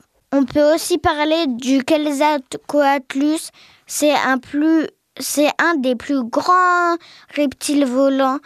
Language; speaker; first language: French; native; French